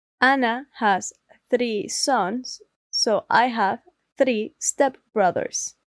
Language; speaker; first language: English; non-native, learner; Spanish